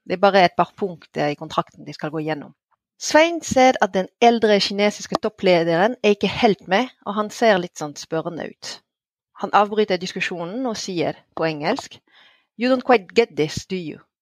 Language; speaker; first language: Norwegian; non-native, fluent; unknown